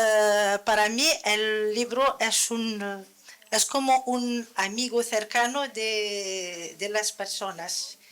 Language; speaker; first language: Spanish; non-native, learner; Arabic